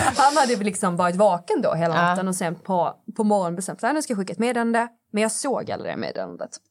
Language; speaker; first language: Swedish; native; Swedish